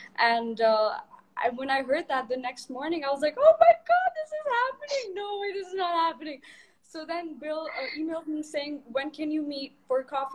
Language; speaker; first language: English; non-native, local second language; Hindi